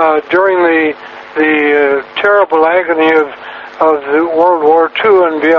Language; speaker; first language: English; native; English